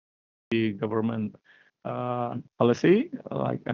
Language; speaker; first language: English; non-native, learner; Indonesian